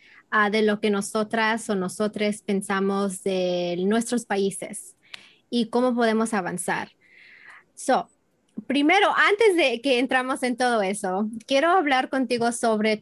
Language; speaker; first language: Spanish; early bilingual, heritage; English